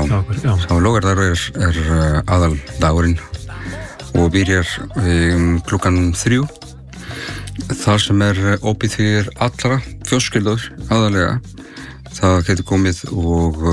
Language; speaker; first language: Icelandic; non-native, learner; Spanish